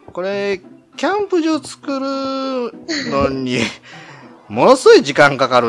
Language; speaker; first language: Japanese; native; Japanese